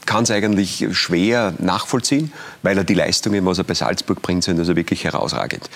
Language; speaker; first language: German; native; German